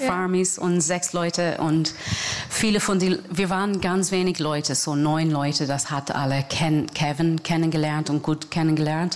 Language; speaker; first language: German; non-native, learner; English